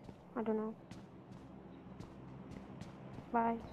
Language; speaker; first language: English; non-native, learner; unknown